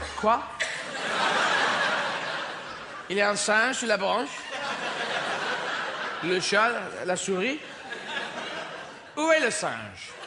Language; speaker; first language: French; non-native, fluent; English